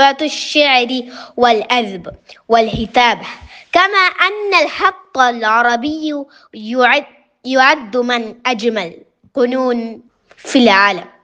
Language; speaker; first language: Arabic; non-native, learner; Malayalam